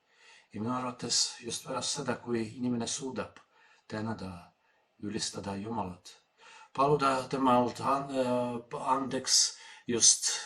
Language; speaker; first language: Estonian; non-native, fluent; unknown